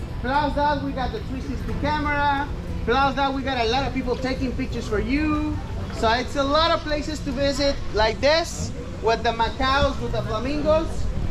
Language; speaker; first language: English; non-native, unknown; Spanish